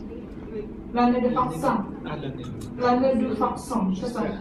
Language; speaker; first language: French; non-native, learner; Indonesian